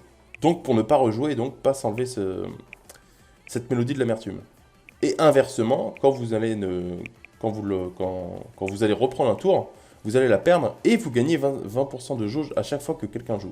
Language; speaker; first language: French; native; French